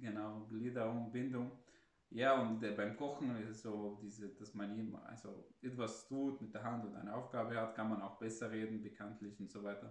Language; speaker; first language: German; non-native, fluent; Arabic